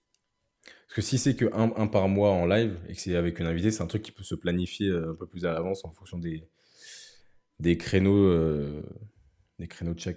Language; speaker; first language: French; native; French